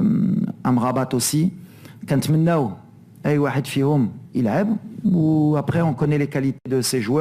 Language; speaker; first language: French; native; French